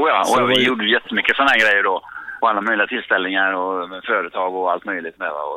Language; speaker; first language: Swedish; native; Swedish